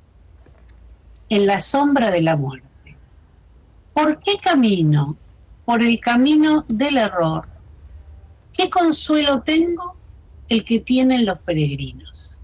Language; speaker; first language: Spanish; native; Spanish